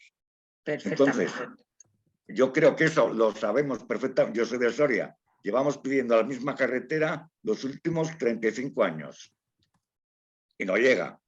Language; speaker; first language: Spanish; native; Spanish